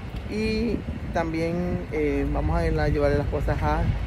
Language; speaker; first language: Spanish; native; Spanish